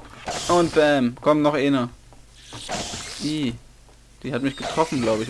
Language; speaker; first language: German; native; German